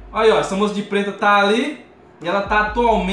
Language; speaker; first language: Portuguese; native; Portuguese